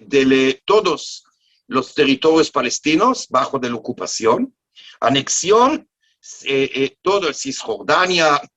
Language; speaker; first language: Spanish; non-native, learner; Hebrew